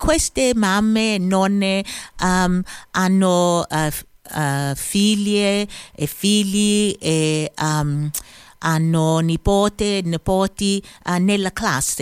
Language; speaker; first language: Italian; early bilingual, heritage; Italian